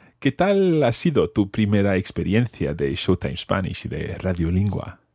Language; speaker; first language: Spanish; non-native, fluent; English